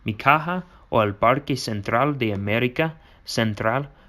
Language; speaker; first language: Spanish; non-native, learner; English